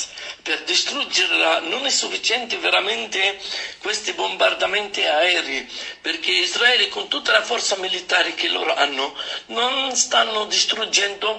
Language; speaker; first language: Italian; non-native, fluent; Arabic